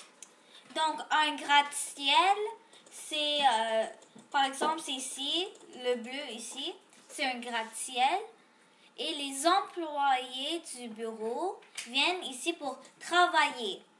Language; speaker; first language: French; non-native, local second language; English